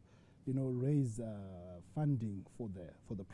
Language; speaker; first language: English; non-native, local second language; Shona